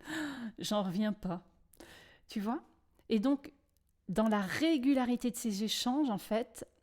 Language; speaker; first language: French; native; French